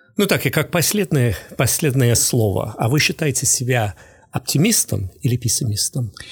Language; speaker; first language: Russian; non-native, fluent; English